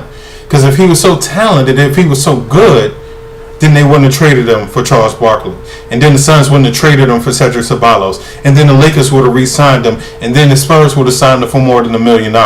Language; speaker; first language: English; native; English